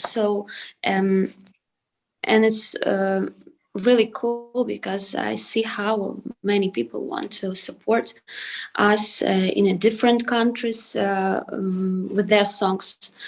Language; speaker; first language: English; non-native, learner; Ukrainian